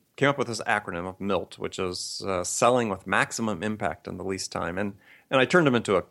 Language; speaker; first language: English; native; English